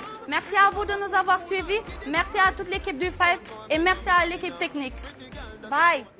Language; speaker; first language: French; non-native, local second language; Wolof